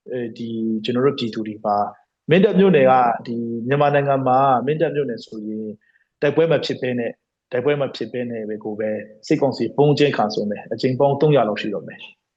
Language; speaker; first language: Burmese; non-native, local second language; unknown